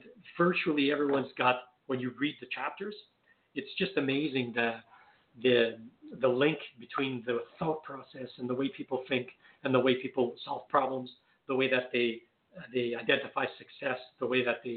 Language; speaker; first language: English; non-native, fluent; French